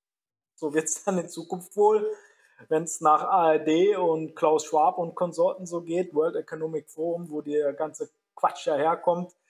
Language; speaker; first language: German; native; German